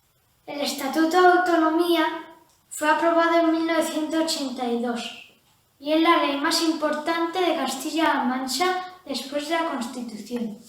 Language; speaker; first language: Spanish; native; Spanish